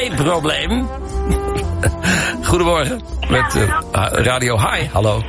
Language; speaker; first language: Dutch; native; Dutch